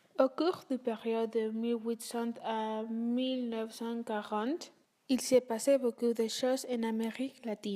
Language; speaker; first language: French; non-native, learner; Spanish